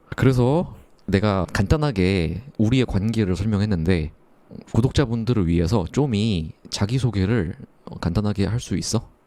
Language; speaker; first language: Korean; native; Korean